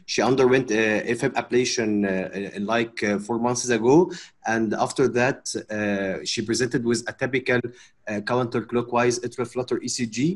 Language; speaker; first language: English; non-native, fluent; Arabic